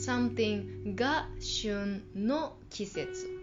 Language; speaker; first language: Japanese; non-native, fluent; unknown